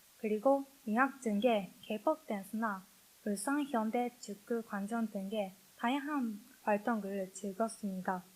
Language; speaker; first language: Korean; non-native, learner; Japanese